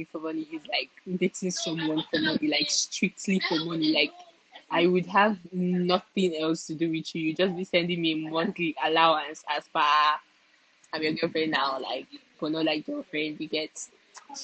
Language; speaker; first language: English; non-native, local second language; Igbo